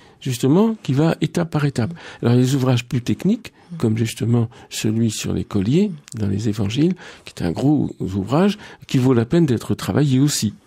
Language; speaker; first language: French; native; French